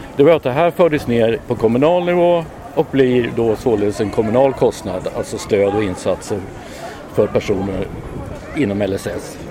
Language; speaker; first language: Swedish; native; Swedish